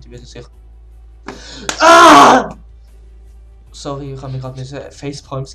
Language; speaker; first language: German; native; German